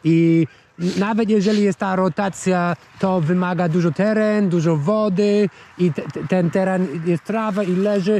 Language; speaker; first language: Polish; non-native, fluent; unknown